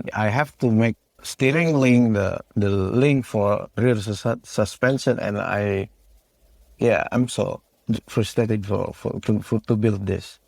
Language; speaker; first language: English; non-native, learner; Indonesian